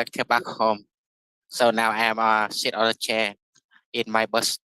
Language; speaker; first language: English; non-native, learner; Vietnamese